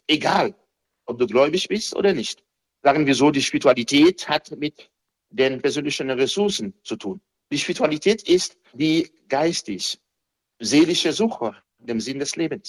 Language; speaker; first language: German; non-native, fluent; Haitian Creole